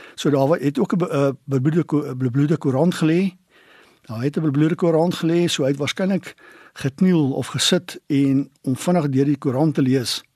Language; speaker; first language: Afrikaans; native; Afrikaans